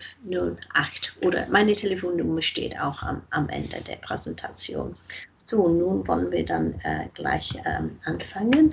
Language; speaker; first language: German; non-native, fluent; English